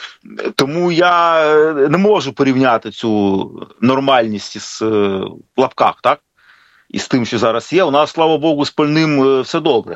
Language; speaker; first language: Ukrainian; native; Ukrainian